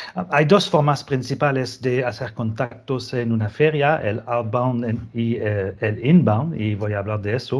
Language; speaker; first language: Spanish; non-native, fluent; French